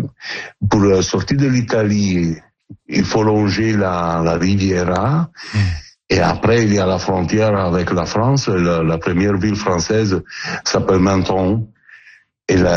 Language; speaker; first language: French; non-native, learner; Italian